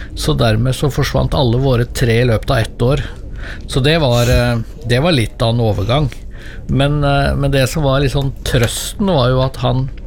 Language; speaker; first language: Norwegian; native; Norwegian